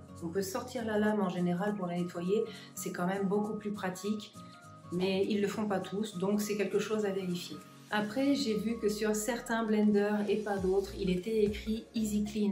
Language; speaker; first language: French; native; French